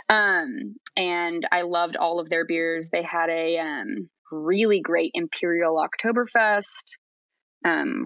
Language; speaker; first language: English; native; English